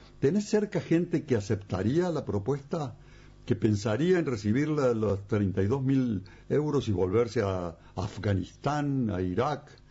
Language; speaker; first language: Spanish; native; Spanish